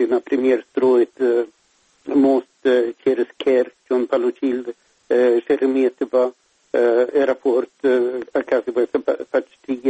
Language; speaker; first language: Russian; non-native, fluent; Swedish